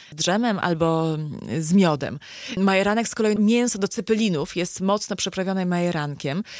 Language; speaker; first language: Polish; native; Polish